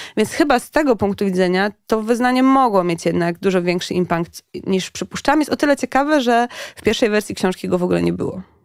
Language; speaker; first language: Polish; native; Polish